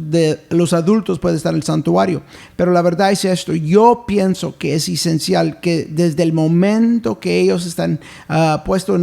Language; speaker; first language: Spanish; early bilingual, heritage; English